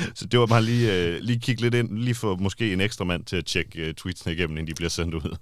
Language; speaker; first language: Danish; native; Danish